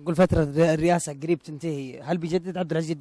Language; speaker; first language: Arabic; native; Arabic